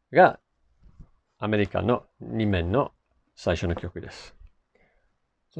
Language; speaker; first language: Japanese; non-native, fluent; English